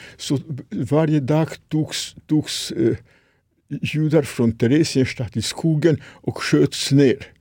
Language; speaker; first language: Swedish; non-native, fluent; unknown